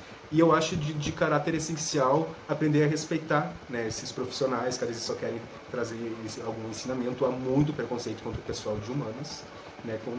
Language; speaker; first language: Portuguese; native; Portuguese